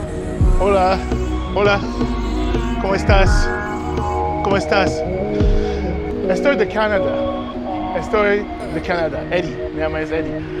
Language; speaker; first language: Spanish; non-native, learner; English